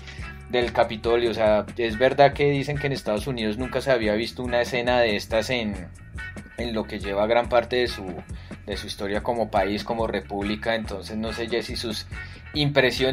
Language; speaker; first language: Spanish; native; Spanish